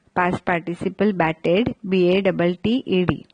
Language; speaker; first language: Hindi; non-native, local second language; Marathi